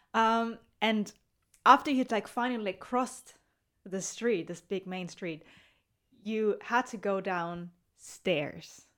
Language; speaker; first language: English; non-native, fluent; German